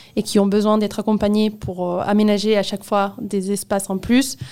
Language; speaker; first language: French; non-native, fluent; Spanish